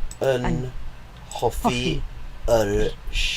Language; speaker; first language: Welsh; non-native, learner; English